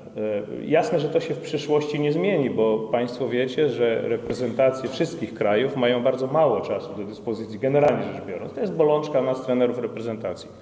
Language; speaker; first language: Polish; native; Polish